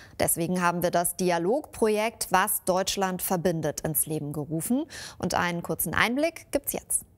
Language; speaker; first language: German; native; German